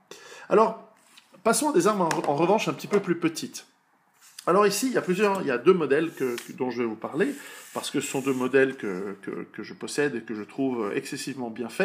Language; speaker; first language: French; native; French